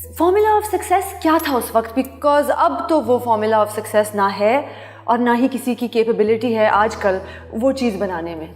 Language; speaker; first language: Urdu; native; Urdu